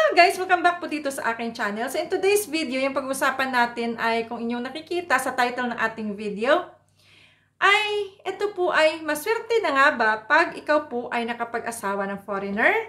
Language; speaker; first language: Filipino; non-native, local second language; Cebuano